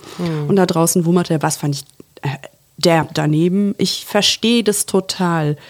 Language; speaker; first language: German; native; German